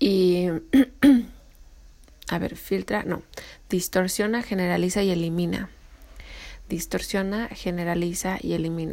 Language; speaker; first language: Spanish; native; Spanish